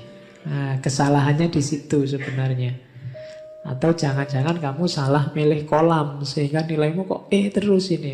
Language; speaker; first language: Indonesian; native; Indonesian